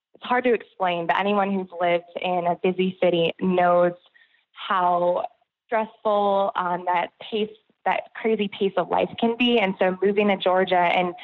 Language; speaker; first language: English; native; English